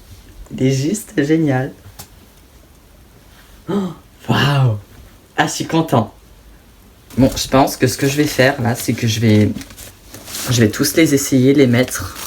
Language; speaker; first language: French; native; French